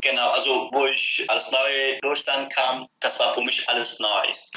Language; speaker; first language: German; non-native, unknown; Persian